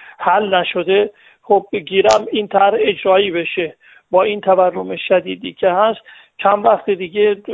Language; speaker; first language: Persian; native; Persian